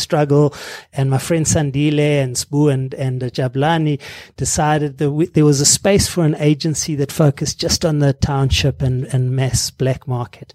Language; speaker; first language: English; native; English